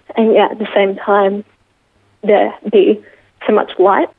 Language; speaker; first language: English; native; English